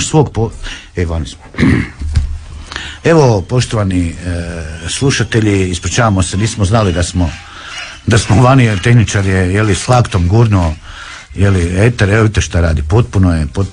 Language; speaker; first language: Croatian; native; Croatian